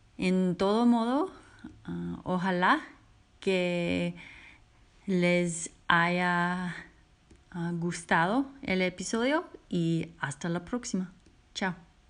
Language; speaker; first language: Spanish; non-native, learner; English